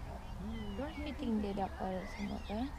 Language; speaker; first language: English; non-native, learner; Indonesian